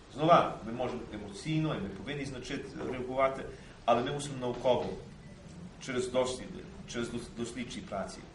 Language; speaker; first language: Ukrainian; early bilingual, heritage; Ukrainian